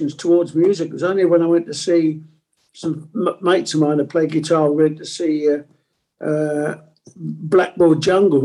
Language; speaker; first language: English; non-native, local second language; Italian